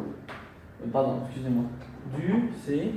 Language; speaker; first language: French; non-native, fluent; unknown